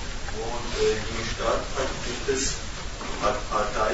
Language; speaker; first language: German; non-native, learner; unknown